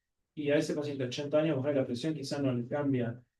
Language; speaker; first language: Spanish; native; Spanish